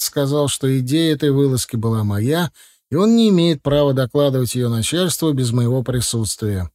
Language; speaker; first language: Russian; native; Russian